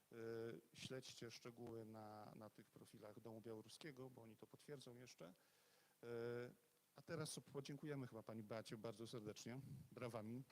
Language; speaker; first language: Polish; native; Polish